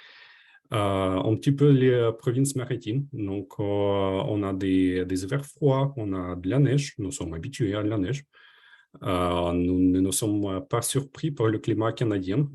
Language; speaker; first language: French; non-native, fluent; Ukrainian